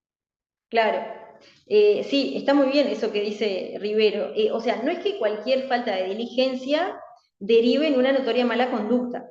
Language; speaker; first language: Spanish; native; Spanish